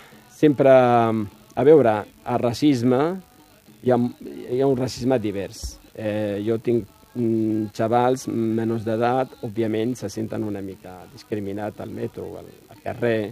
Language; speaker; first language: Catalan; non-native, fluent; Riffian